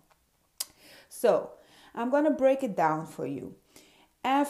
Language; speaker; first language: English; non-native, fluent; Dutch